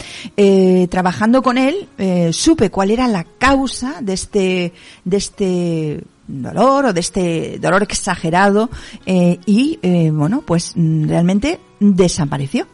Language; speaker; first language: Spanish; native; Spanish